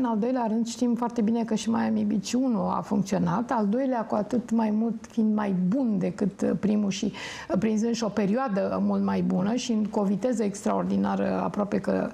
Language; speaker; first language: Romanian; native; Romanian